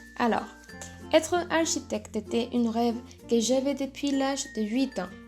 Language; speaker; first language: French; non-native, learner; Spanish